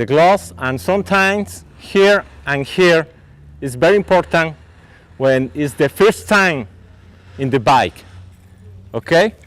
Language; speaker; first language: English; non-native, learner; Spanish